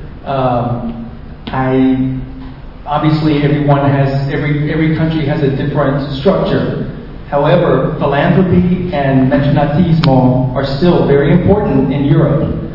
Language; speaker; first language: English; native; English